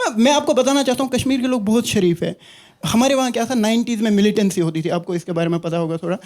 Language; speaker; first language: Hindi; non-native, local second language; Kashmiri